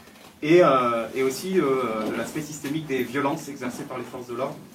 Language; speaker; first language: French; native; French